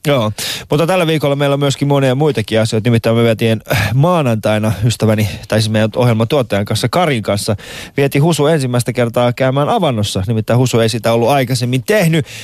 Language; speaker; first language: Finnish; early bilingual, other home language; Persian